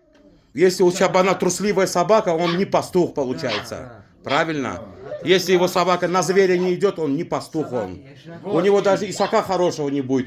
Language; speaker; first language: Russian; native; Russian